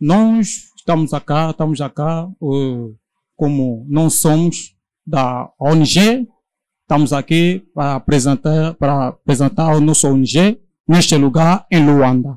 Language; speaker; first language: Portuguese; non-native, learner; Lingala